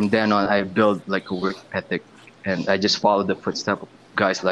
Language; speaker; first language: English; non-native, local second language; Filipino